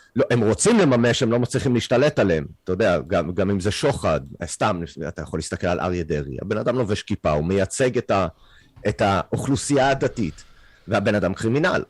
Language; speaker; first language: Hebrew; non-native, fluent; English